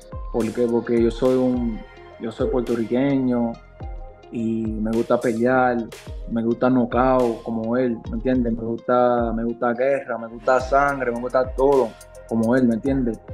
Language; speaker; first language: Spanish; early bilingual, heritage; Spanish